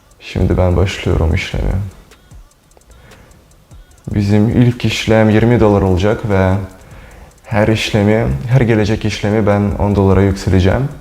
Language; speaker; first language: Turkish; non-native, learner; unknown